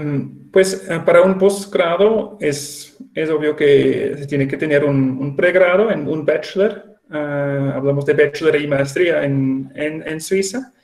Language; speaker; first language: Spanish; non-native, fluent; Swiss German